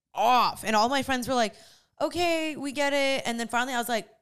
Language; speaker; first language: English; native; English